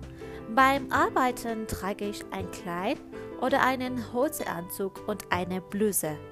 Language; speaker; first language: German; non-native, fluent; Persian